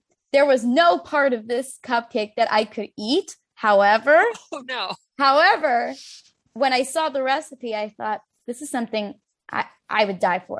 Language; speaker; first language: English; native; English